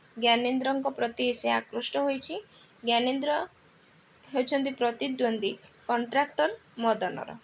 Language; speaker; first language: Odia; native; Odia